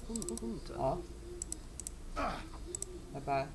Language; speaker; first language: Chinese; native; Chinese